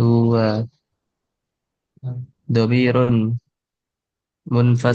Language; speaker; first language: Arabic; non-native, learner; Indonesian